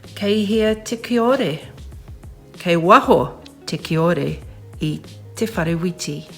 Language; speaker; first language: Māori; non-native, local second language; English